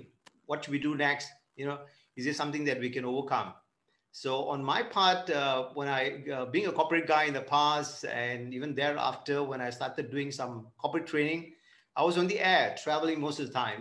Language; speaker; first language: English; non-native, local second language; Tamil